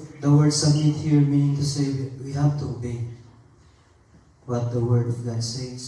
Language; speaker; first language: English; non-native, local second language; Filipino